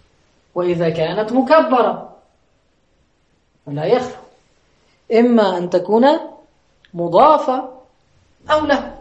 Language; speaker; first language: Arabic; native; Arabic